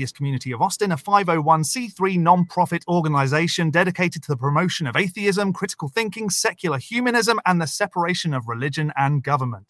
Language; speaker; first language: English; native; English